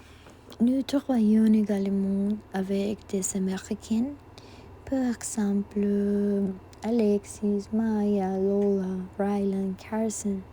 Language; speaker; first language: French; non-native, learner; Spanish